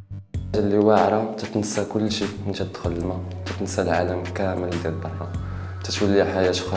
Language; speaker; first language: Arabic; native; Arabic